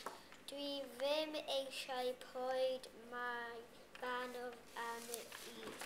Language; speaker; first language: Welsh; non-native, local second language; English